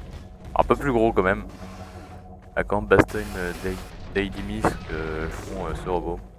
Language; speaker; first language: French; native; French